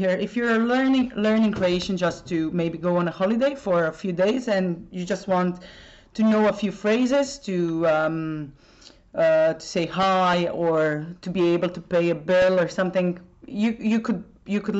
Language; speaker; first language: English; non-native, fluent; Croatian